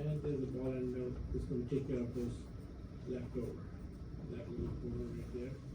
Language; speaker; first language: English; non-native, fluent; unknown